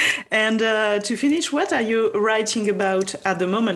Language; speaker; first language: English; non-native, fluent; French